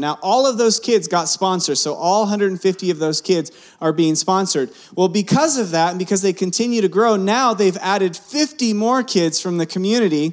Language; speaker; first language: English; early bilingual, other home language; Spanish